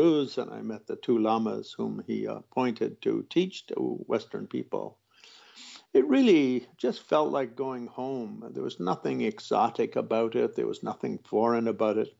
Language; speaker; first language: English; native; English